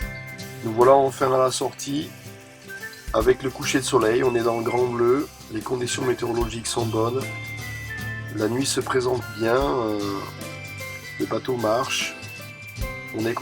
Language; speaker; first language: French; native; French